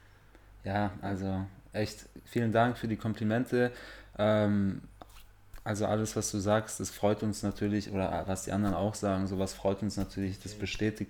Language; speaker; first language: German; native; German